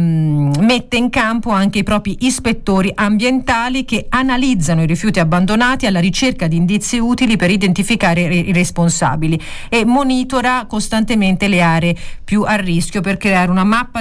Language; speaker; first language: Italian; native; Italian